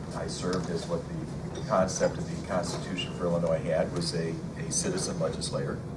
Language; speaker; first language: English; native; English